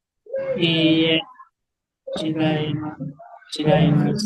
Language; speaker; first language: Japanese; non-native, learner; Filipino